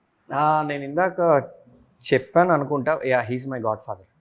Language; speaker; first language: Telugu; native; Telugu